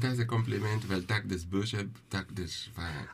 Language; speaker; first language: German; non-native, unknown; Spanish